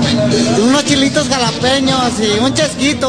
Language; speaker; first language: Spanish; native; Spanish